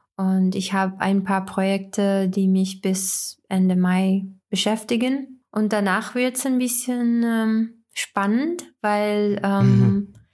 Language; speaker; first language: German; non-native, fluent; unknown